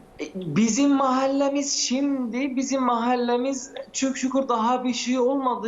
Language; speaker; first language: Turkish; non-native, fluent; Arabic